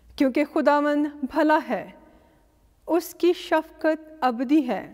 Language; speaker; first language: Urdu; native; Urdu